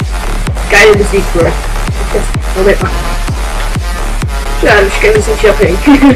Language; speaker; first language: German; native; German